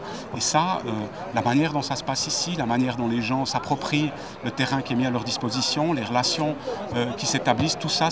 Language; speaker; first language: French; native; French